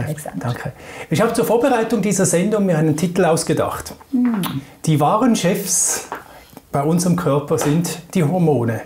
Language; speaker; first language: German; native; German